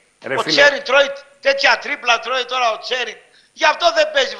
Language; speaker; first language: Greek; native; Greek